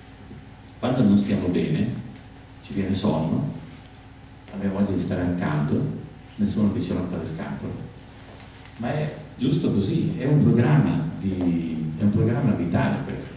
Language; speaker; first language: Italian; native; Italian